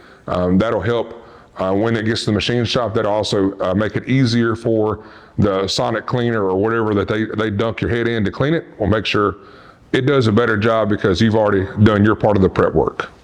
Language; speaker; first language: English; native; English